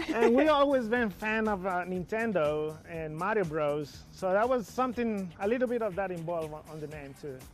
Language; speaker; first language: English; non-native, fluent; Spanish